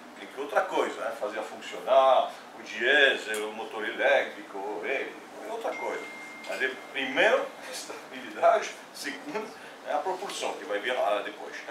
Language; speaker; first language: Portuguese; non-native, fluent; French